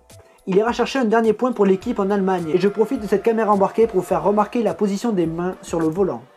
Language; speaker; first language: French; native; French